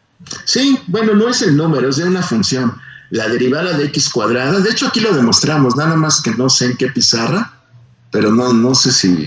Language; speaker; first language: Spanish; native; Spanish